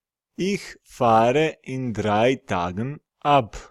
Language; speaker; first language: German; non-native, fluent; Serbian